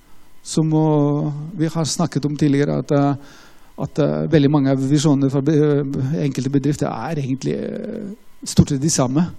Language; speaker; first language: Norwegian; non-native, fluent; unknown